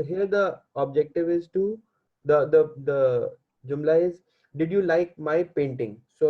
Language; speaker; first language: English; non-native, learner; Hindi